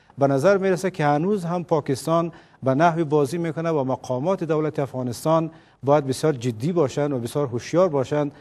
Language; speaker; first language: Persian; native; Persian